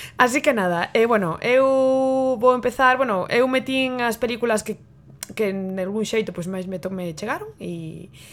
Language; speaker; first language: Galician; native; Galician